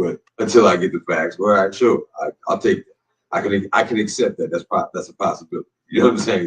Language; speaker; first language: English; native; English